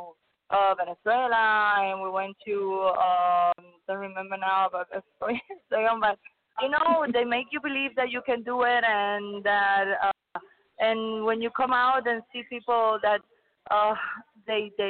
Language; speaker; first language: English; non-native, learner; Spanish